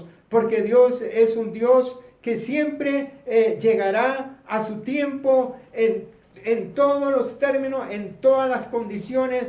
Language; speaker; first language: Spanish; native; Spanish